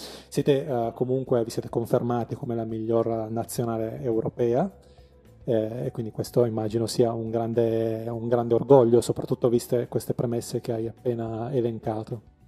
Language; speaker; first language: Italian; native; Italian